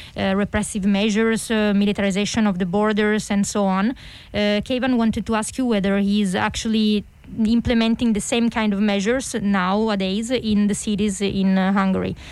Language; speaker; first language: English; non-native, fluent; Italian